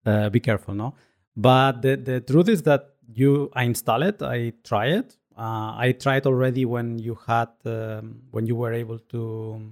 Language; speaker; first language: English; non-native, fluent; Spanish